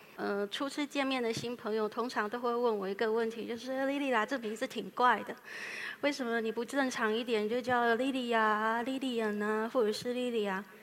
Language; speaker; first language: Chinese; native; Chinese